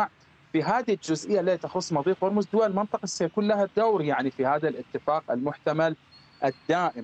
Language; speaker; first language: Arabic; non-native, fluent; Persian